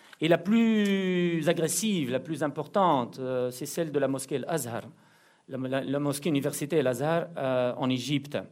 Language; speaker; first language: French; non-native, local second language; Arabic